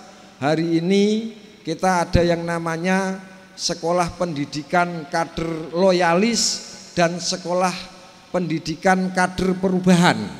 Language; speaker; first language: Indonesian; native; Indonesian